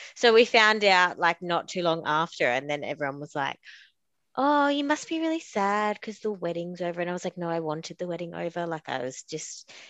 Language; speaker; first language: English; native; English